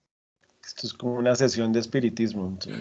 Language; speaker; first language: Spanish; native; Spanish